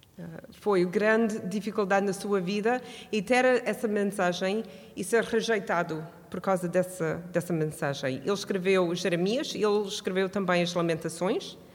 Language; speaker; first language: Portuguese; non-native, fluent; English